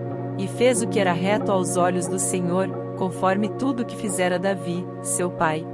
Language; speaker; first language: Portuguese; native; Portuguese